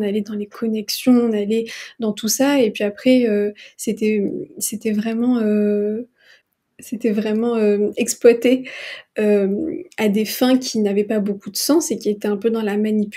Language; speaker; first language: French; non-native, local second language; Arabic